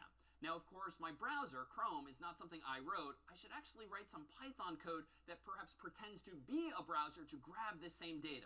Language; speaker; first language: English; native; English